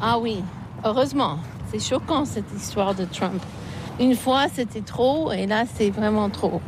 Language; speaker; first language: French; non-native, fluent; English